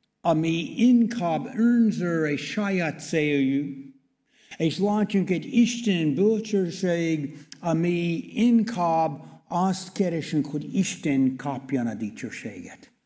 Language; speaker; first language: Hungarian; non-native, learner; English